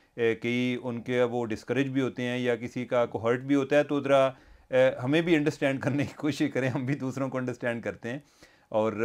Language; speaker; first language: Urdu; non-native, local second language; Punjabi